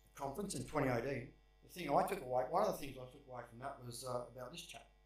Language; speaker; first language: English; native; English